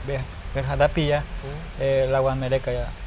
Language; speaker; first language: Indonesian; non-native, learner; Spanish